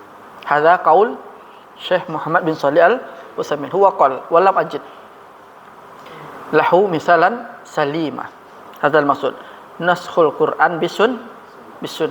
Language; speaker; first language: Arabic; non-native, fluent; Indonesian